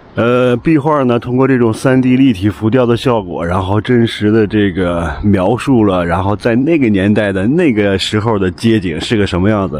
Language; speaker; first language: Chinese; native; Chinese